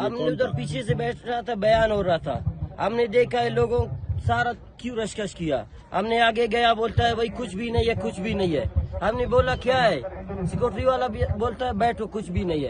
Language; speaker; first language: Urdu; non-native, local second language; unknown